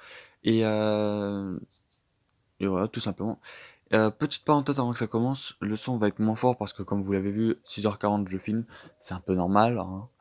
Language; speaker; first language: French; native; French